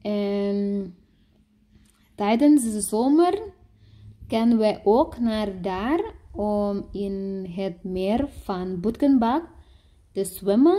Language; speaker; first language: Dutch; non-native, learner; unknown